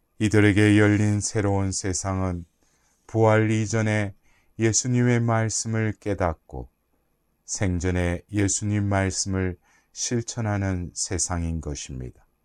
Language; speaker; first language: Korean; native; Korean